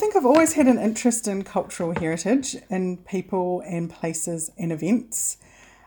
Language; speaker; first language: English; native; English